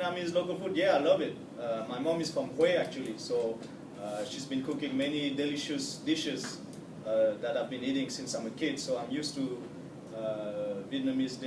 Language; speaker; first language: English; non-native, fluent; French